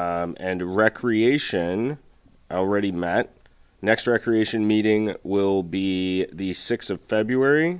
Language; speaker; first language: English; native; English